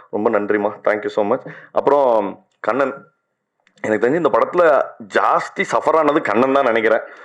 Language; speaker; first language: Tamil; native; Tamil